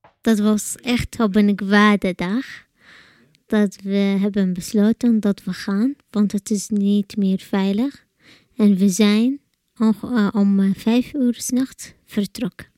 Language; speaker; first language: Dutch; non-native, learner; Arabic